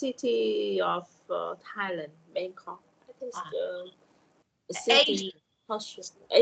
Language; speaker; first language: English; non-native, learner; Thai